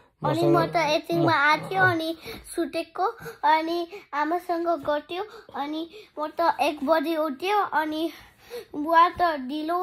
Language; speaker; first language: Nepali; early bilingual, heritage; Nepali